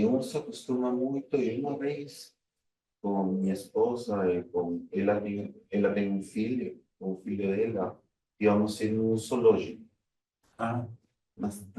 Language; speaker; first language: Portuguese; non-native, fluent; Spanish